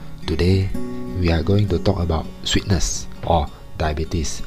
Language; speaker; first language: English; non-native, local second language; Chinese